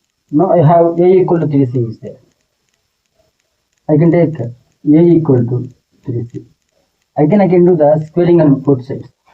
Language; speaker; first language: English; non-native, local second language; Telugu